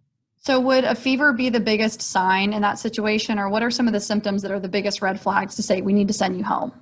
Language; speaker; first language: English; native; English